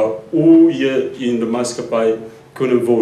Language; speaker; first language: Dutch; non-native, learner; Lingala